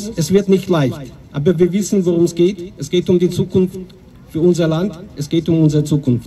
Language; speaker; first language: German; non-native, fluent; Ukrainian